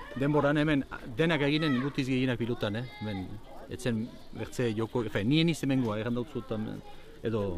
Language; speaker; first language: Basque; native; Basque